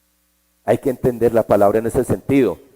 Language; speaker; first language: Spanish; native; Spanish